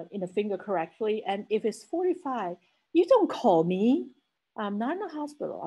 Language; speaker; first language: English; non-native, fluent; Chinese